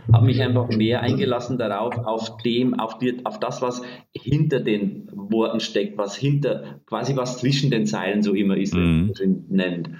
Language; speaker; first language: German; native; German